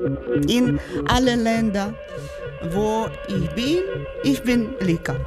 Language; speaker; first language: German; non-native, learner; Ukrainian